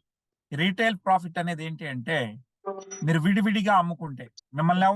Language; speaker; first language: Telugu; native; Telugu